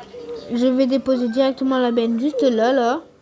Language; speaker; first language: French; native; French